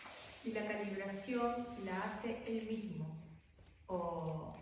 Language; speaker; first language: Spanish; non-native, fluent; English